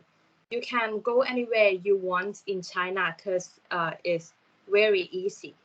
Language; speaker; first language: English; non-native, learner; Thai